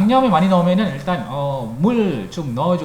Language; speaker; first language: Korean; non-native, fluent; Malay